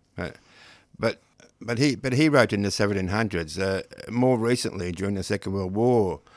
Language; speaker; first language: English; non-native, local second language; Ukrainian